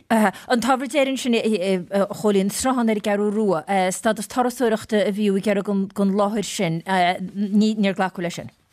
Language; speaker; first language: Irish; native; Irish